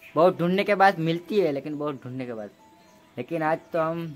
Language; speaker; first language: Hindi; non-native, local second language; Gujarati